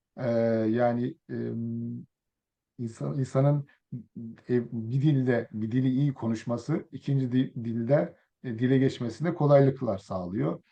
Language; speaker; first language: Turkish; early bilingual, other home language; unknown